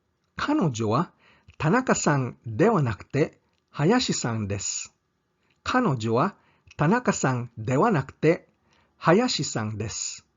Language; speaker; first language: Japanese; non-native, fluent; English